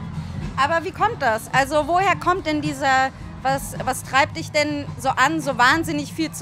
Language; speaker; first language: German; native; German